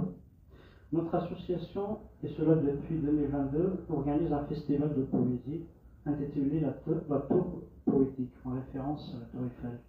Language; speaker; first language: French; non-native, local second language; Kabyle